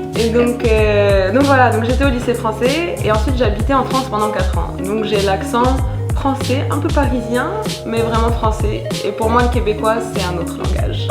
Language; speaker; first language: French; non-native, local second language; Arabic